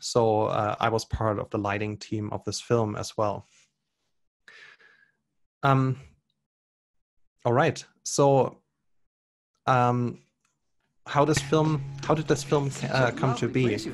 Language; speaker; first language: English; non-native, fluent; German